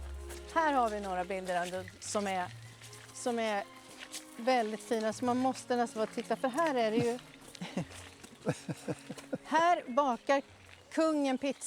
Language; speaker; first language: Swedish; native; Swedish